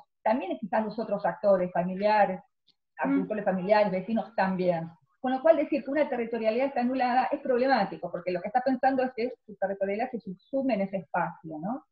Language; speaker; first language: Spanish; native; Spanish